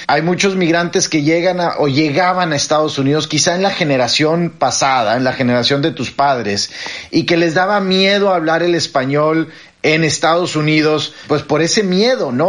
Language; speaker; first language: Spanish; native; Spanish